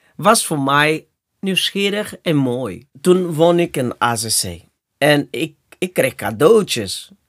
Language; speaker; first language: Dutch; non-native, fluent; Portuguese